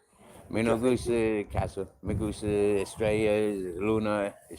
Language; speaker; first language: Spanish; non-native, learner; English